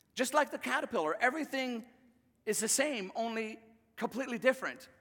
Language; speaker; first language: English; native; English